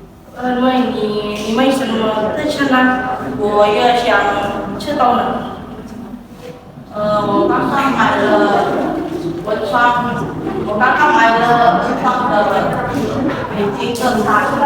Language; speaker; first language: Chinese; non-native, fluent; Indonesian